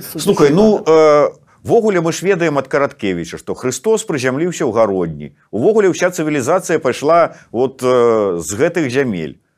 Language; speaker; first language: Belarusian; native; Belarusian